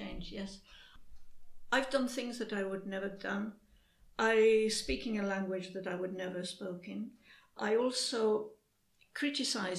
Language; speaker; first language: English; native; English